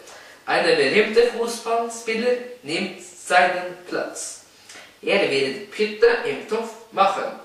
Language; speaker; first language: German; non-native, learner; Norwegian